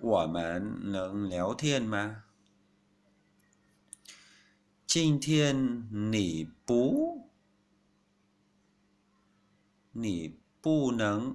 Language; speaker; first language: Chinese; non-native, fluent; Vietnamese